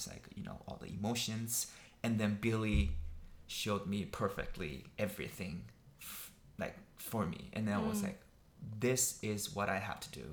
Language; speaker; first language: English; non-native, fluent; Korean